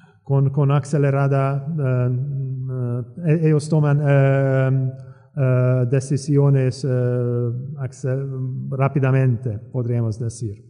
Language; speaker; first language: Spanish; non-native, fluent; Hungarian